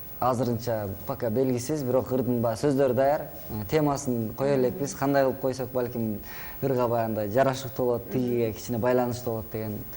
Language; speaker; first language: Kyrgyz; native; Kyrgyz